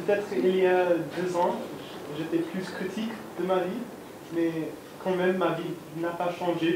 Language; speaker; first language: French; non-native, learner; English